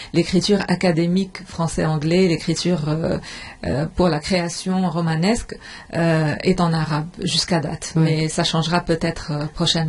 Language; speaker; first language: French; non-native, fluent; Arabic